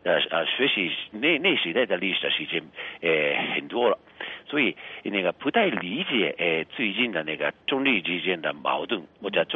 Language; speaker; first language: Chinese; non-native, fluent; Japanese